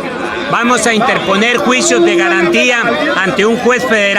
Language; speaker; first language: Spanish; native; Spanish